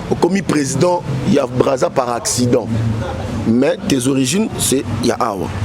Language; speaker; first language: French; non-native, local second language; Lingala